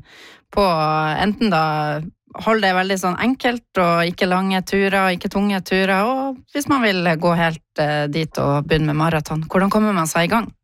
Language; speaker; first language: Norwegian; native; Norwegian